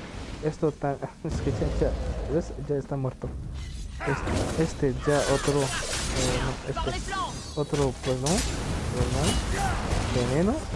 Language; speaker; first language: Spanish; non-native, learner; French